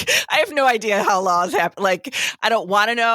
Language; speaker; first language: English; native; English